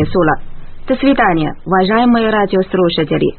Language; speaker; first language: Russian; non-native, fluent; Chinese